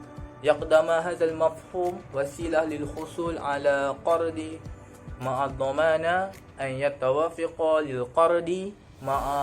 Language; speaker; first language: Arabic; non-native, learner; Malay